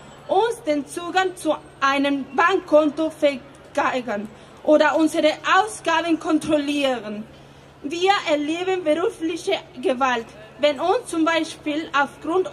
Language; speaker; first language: German; non-native, fluent; Spanish